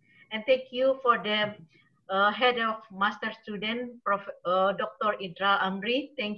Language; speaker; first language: English; non-native, learner; Indonesian